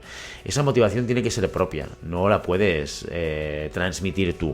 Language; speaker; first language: Spanish; native; Spanish